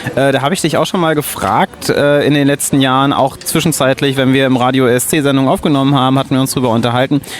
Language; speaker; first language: German; native; German